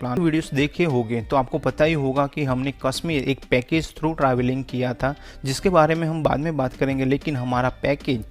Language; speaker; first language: Hindi; native; Hindi